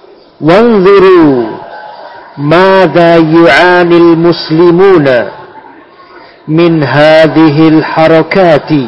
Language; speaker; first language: Arabic; non-native, fluent; Indonesian